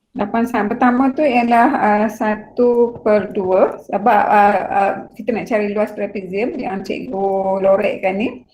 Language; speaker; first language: Malay; native; Malay